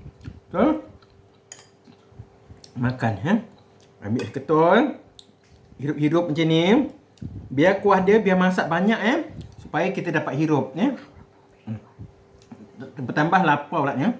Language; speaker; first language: Malay; native; Malay